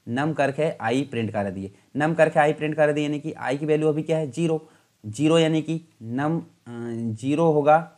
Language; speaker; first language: Hindi; native; Hindi